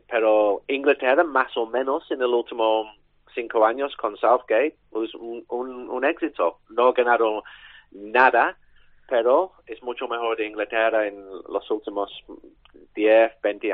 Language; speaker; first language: Spanish; non-native, learner; English